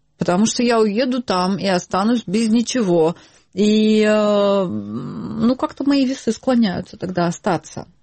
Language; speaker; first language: Russian; non-native, local second language; Ukrainian